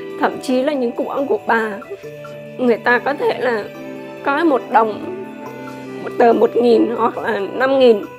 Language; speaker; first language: Vietnamese; non-native, local second language; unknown